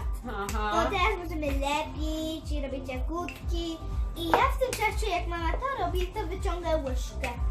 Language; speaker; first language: Polish; early bilingual, heritage; Polish